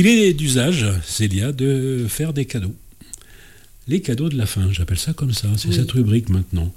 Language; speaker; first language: French; native; French